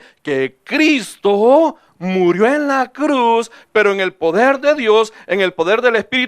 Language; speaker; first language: Spanish; native; Spanish